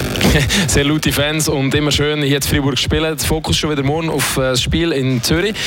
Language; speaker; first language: German; native; German